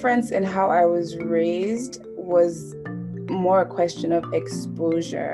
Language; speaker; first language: English; non-native, local second language; Akan